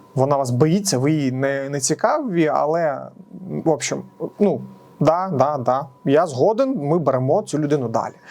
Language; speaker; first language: Ukrainian; non-native, local second language; Russian